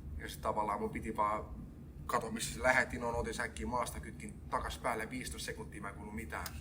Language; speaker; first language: Finnish; early bilingual, other home language; Estonian